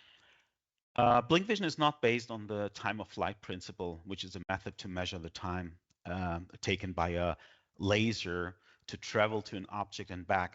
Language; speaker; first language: English; non-native, fluent; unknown